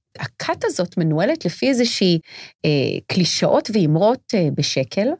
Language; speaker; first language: Hebrew; native; Hebrew